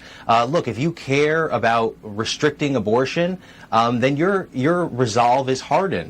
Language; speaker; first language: English; native; English